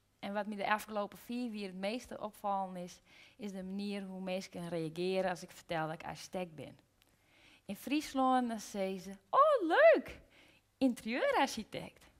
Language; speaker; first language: Dutch; non-native, local second language; Western Frisian